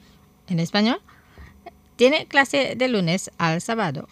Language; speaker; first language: Spanish; non-native, fluent; Indonesian